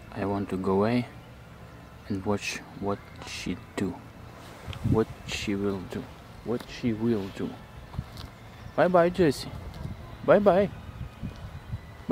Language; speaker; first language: English; non-native, learner; Russian